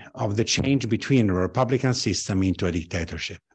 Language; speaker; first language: English; non-native, fluent; Italian